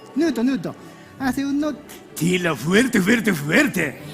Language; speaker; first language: Spanish; non-native, learner; Japanese